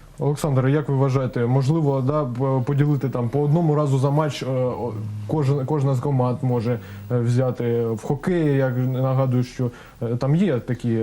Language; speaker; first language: Ukrainian; non-native, local second language; Russian